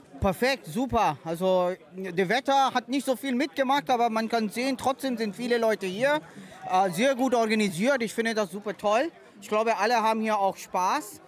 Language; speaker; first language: German; non-native, fluent; Urdu